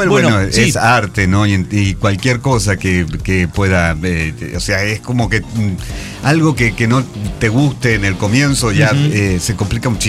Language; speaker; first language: Spanish; native; Spanish